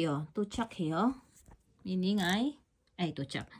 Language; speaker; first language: Korean; non-native, learner; Filipino